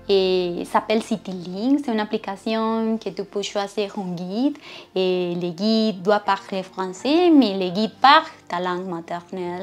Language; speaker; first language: French; non-native, learner; Spanish